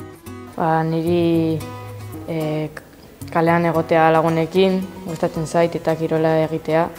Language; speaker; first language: Basque; non-native, local second language; Spanish